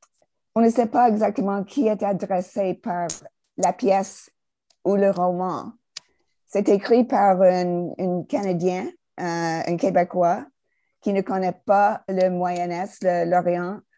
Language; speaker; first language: French; non-native, fluent; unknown